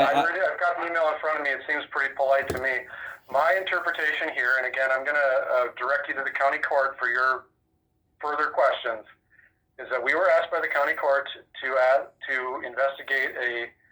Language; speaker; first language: English; native; English